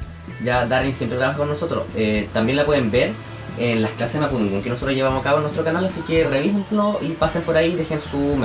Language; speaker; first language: Spanish; native; Spanish